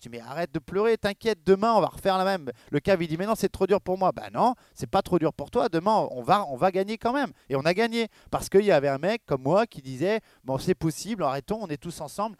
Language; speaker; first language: French; native; French